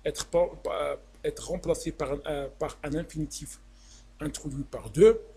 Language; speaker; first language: French; non-native, local second language; Arabic